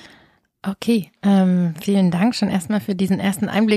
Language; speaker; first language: German; native; German